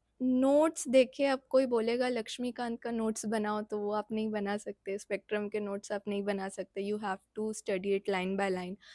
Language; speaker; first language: Hindi; native; Hindi